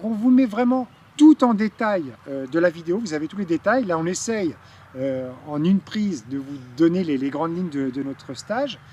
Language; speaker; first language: French; native; French